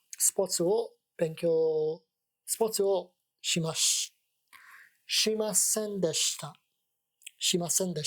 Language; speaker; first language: Japanese; non-native, learner; English